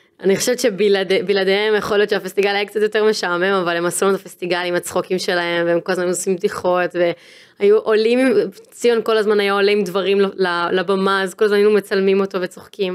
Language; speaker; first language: Hebrew; native; Hebrew